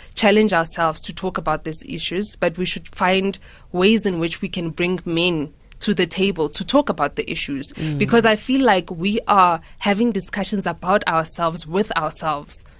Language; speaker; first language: English; non-native, local second language; Tswana